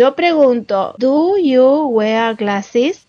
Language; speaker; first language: English; non-native, learner; Spanish